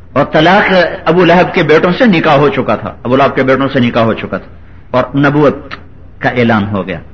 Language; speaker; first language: Urdu; native; Urdu